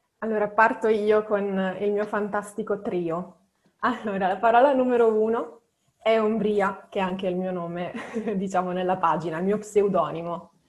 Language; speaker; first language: Italian; native; Italian